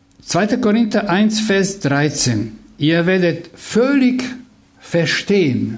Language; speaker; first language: German; non-native, fluent; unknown